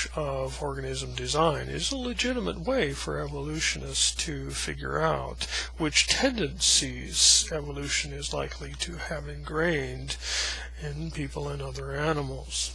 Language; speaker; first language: English; native; English